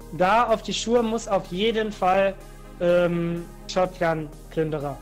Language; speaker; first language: German; native; German